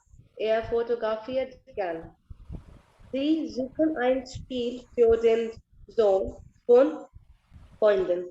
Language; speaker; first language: German; non-native, learner; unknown